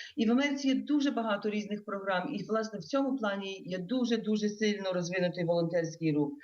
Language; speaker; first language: Ukrainian; early bilingual, heritage; Ukrainian